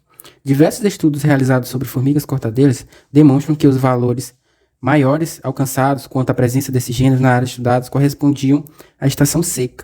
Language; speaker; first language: Portuguese; native; Portuguese